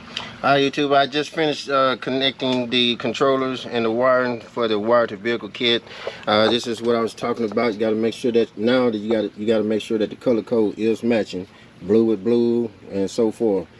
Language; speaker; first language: English; native; English